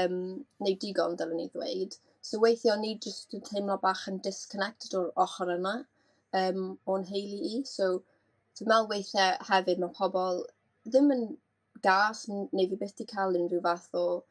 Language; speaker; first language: Welsh; native; Welsh